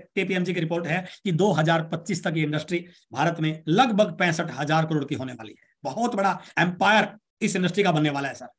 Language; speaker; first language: Hindi; native; Hindi